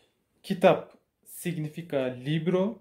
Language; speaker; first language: Spanish; non-native, learner; Turkish